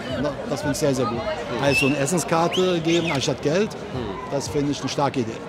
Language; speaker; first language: German; early bilingual, other home language; Turkish